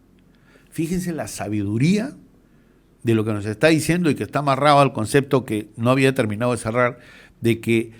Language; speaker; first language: Spanish; native; Spanish